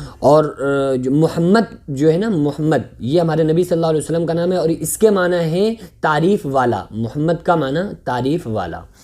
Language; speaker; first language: Urdu; native; Urdu